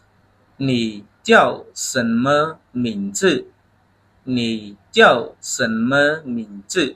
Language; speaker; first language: Chinese; non-native, fluent; Khmer